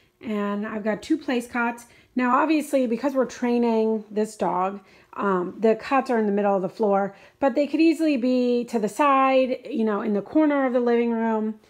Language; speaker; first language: English; native; English